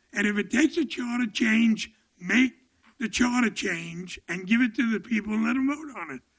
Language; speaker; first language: English; native; English